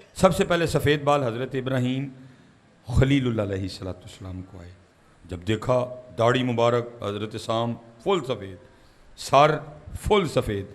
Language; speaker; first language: Urdu; non-native, local second language; Punjabi